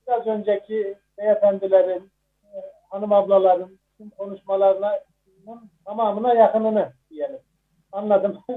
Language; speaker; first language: Turkish; native; Turkish